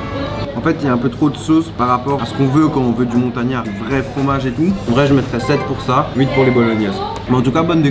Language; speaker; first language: French; native; French